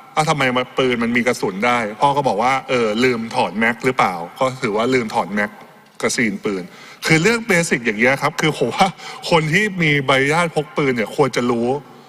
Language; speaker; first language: Thai; native; Thai